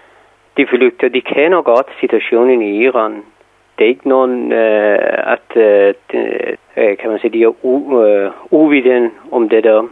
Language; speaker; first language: Danish; non-native, fluent; Persian